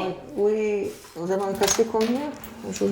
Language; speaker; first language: French; non-native, learner; Romanian